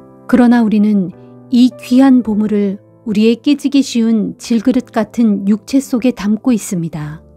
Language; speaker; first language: Korean; native; Korean